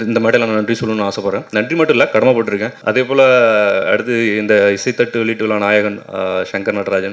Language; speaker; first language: Tamil; native; Tamil